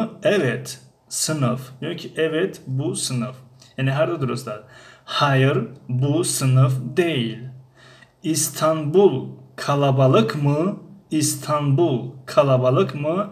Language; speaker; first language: Turkish; non-native, learner; Tajik